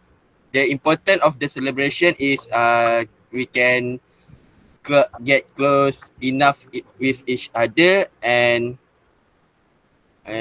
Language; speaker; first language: English; non-native, local second language; Malay